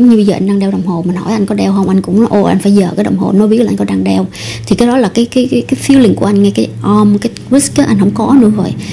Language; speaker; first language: Vietnamese; early bilingual, heritage; Vietnamese